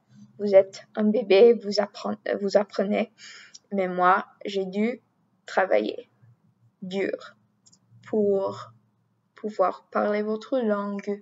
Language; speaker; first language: French; non-native, learner; English